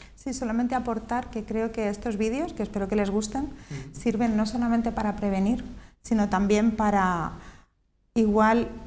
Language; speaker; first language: Spanish; native; Spanish